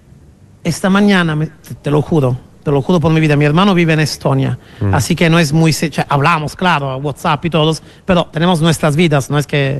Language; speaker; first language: Spanish; non-native, fluent; Italian